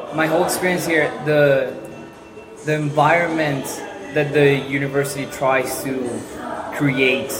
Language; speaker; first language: English; non-native, fluent; Spanish